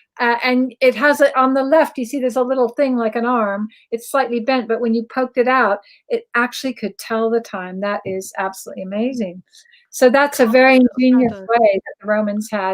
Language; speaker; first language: English; native; English